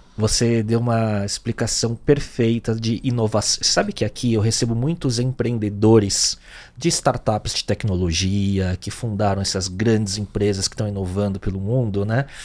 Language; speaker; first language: Portuguese; native; Portuguese